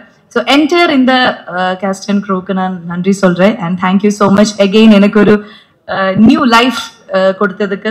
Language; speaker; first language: Tamil; non-native, fluent; Malayalam